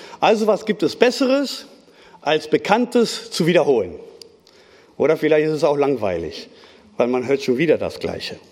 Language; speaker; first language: German; non-native, fluent; Spanish